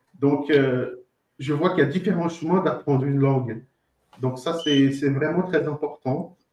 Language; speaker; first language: French; non-native, fluent; Portuguese